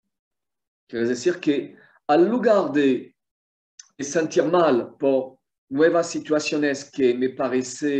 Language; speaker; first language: Spanish; non-native, fluent; French